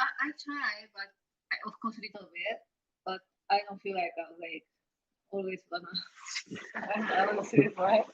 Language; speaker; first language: English; non-native, learner; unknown